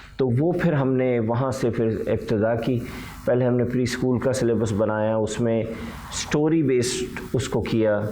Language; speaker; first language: Urdu; early bilingual, heritage; Urdu